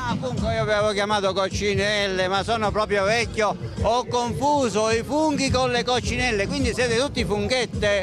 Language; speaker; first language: Italian; native; Italian